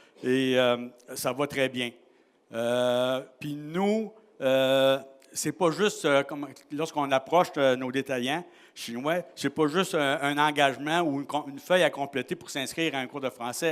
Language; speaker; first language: French; native; French